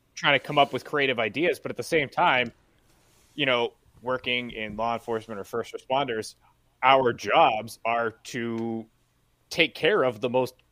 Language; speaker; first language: English; native; English